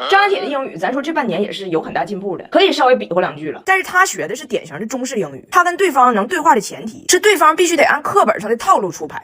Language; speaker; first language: Chinese; native; Chinese